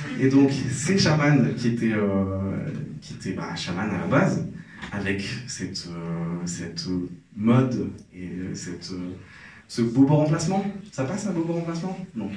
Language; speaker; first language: French; non-native, local second language; Arabic